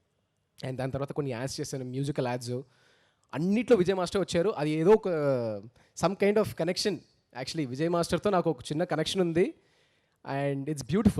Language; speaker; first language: Telugu; early bilingual, heritage; Telugu